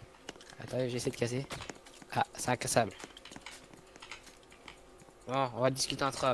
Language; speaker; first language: French; native; French